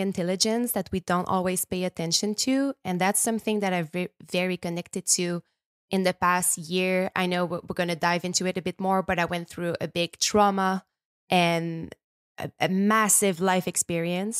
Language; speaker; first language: English; non-native, fluent; French